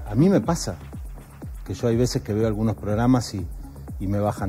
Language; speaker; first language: Spanish; native; Spanish